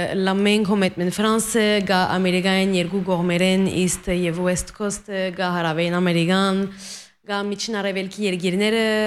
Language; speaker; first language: Armenian; early bilingual, heritage; Armenian